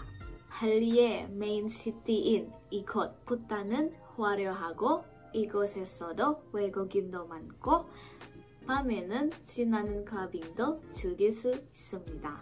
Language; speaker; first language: Korean; non-native, fluent; Indonesian